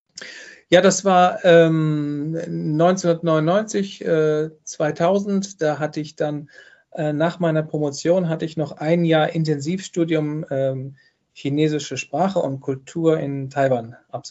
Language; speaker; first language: German; native; German